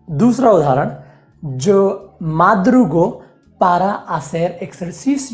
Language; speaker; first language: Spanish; non-native, fluent; Hindi